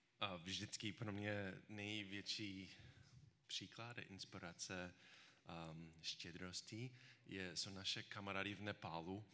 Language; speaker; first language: Czech; non-native, learner; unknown